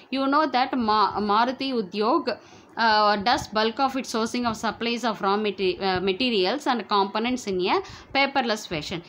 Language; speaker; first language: English; non-native, local second language; Tamil